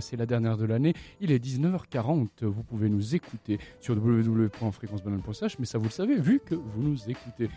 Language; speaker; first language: French; native; French